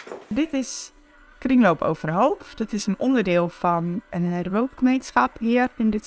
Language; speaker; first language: Dutch; native; Dutch